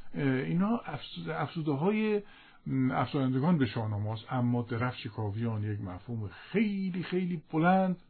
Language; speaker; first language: Persian; native; Persian